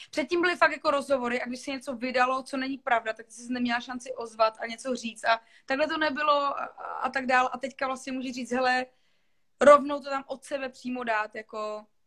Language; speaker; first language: Czech; non-native, local second language; Polish